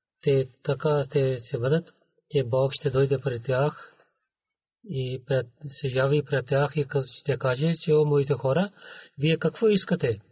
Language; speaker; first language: Bulgarian; non-native, learner; Urdu